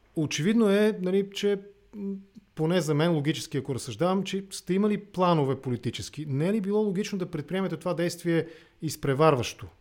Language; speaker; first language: Bulgarian; native; Bulgarian